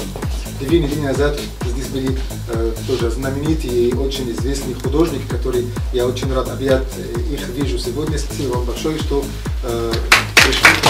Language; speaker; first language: Russian; non-native, learner; Arabic